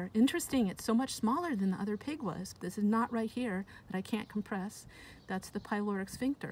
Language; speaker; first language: English; native; English